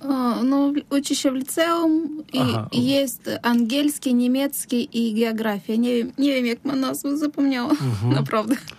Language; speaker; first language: Polish; non-native, learner; Russian